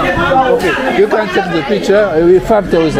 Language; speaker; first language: English; non-native, fluent; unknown